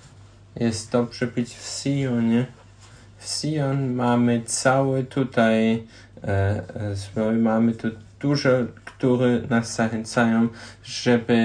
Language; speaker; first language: Polish; non-native, learner; German